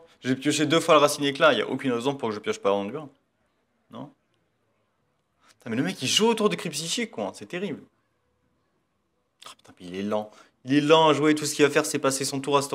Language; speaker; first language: French; native; French